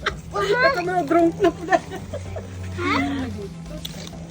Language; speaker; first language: Swedish; non-native, learner; Filipino